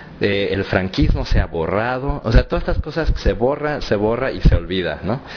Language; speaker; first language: Spanish; native; Spanish